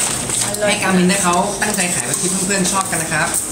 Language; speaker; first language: Thai; native; Thai